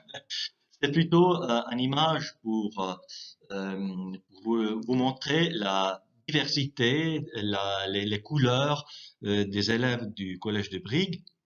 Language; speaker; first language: French; non-native, local second language; German